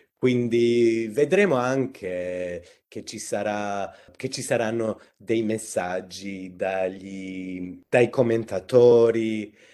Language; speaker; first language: Italian; non-native, fluent; English